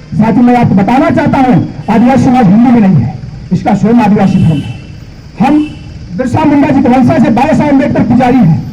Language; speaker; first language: Hindi; native; Hindi